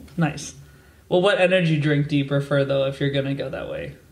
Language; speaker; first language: English; native; English